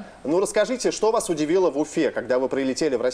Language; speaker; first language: Russian; native; Russian